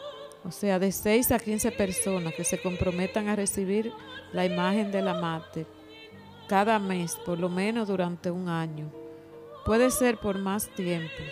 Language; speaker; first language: Spanish; native; Spanish